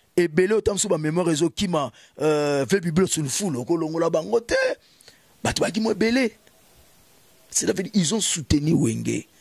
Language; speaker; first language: Lingala; native; Lingala